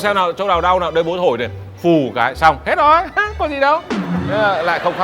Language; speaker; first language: Vietnamese; native; Vietnamese